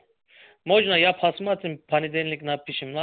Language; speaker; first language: Russian; non-native, learner; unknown